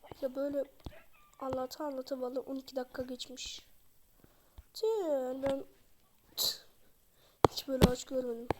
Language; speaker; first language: Turkish; native; Turkish